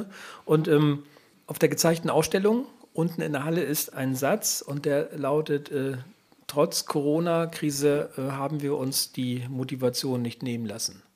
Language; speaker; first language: German; native; German